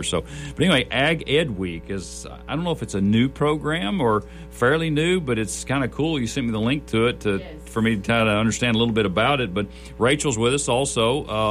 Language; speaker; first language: English; native; English